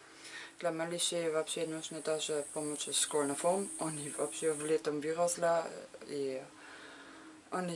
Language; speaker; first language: Russian; non-native, learner; German